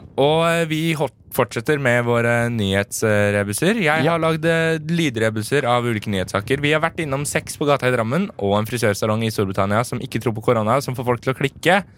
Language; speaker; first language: Norwegian; native; Norwegian